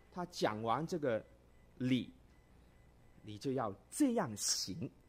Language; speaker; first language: Chinese; non-native, local second language; Cantonese